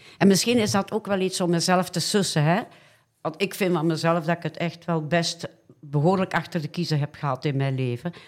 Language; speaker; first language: Dutch; native; Dutch